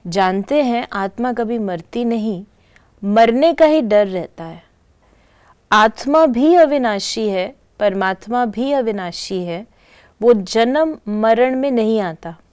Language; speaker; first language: Hindi; native; Hindi